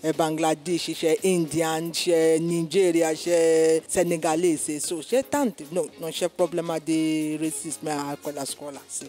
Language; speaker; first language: Italian; non-native, learner; Yoruba